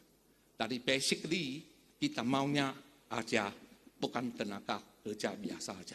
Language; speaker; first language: Indonesian; non-native, fluent; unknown